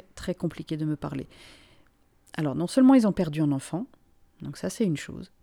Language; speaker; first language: French; non-native, local second language; Finnish